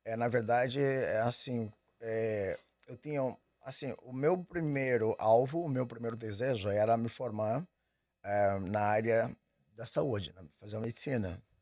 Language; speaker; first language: Portuguese; native; Portuguese